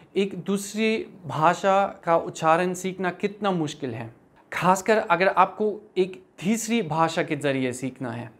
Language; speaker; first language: Hindi; non-native, fluent; German